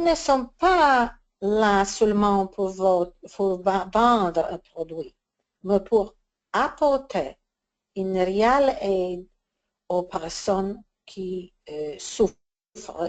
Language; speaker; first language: French; non-native, learner; English